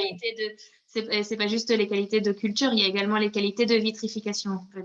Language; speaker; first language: French; native; French